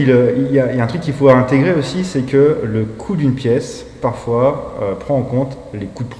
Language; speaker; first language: French; native; French